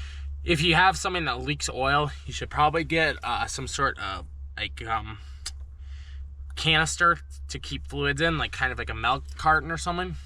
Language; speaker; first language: English; native; English